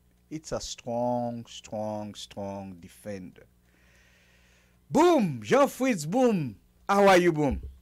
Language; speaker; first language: English; non-native, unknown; Haitian Creole